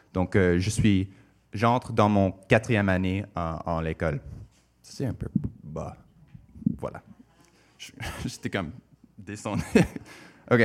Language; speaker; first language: French; non-native, local second language; English